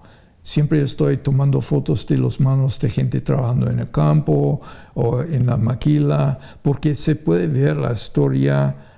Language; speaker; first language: Spanish; non-native, fluent; English